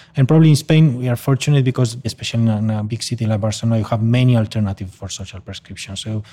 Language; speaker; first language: English; non-native, fluent; Spanish